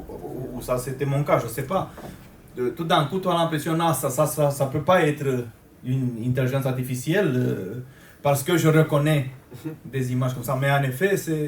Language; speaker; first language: French; non-native, fluent; Romanian